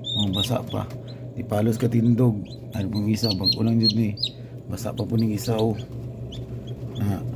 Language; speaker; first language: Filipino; non-native, local second language; Cebuano